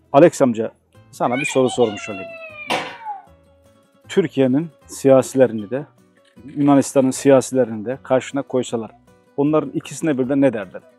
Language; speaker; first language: Turkish; native; Turkish